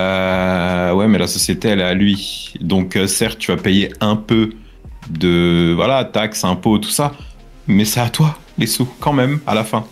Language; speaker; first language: French; native; French